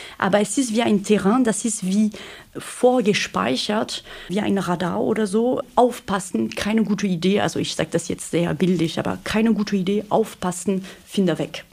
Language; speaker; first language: German; non-native, fluent; French